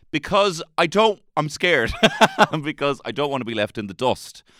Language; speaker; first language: English; native; English